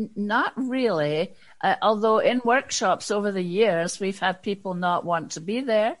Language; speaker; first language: English; native; English